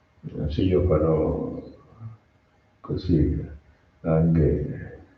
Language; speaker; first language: Italian; non-native, learner; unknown